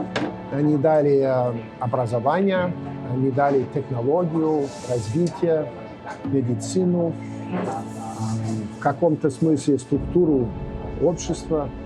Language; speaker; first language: Russian; non-native, fluent; English